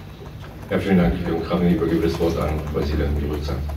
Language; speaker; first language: German; native; German